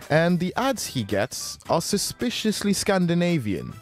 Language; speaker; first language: English; native; English